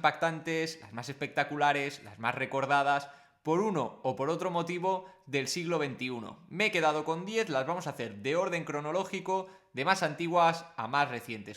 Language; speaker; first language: Spanish; native; Spanish